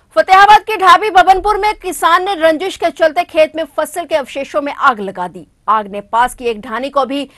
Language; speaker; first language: Hindi; native; Hindi